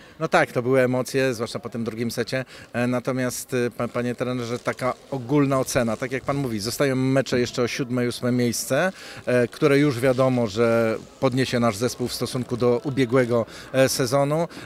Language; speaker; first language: Polish; native; Polish